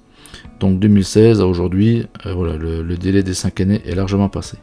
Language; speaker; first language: French; native; French